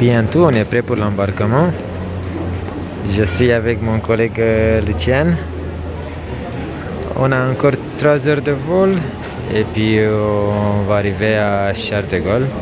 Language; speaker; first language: French; non-native, fluent; Romanian